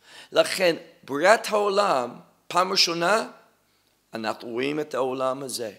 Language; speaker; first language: Hebrew; non-native, fluent; English